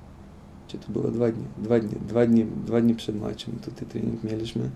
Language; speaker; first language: Polish; non-native, fluent; Lithuanian